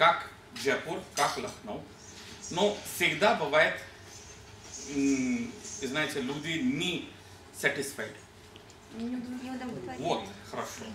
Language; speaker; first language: Russian; non-native, learner; Hindi